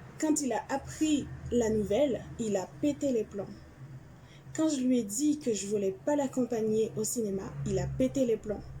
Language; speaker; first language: French; non-native, local second language; Haitian Creole